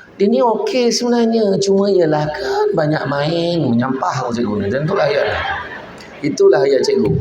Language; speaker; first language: Malay; native; Malay